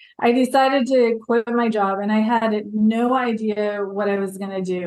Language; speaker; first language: English; native; English